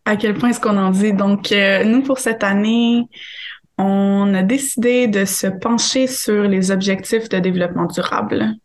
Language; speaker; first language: French; native; French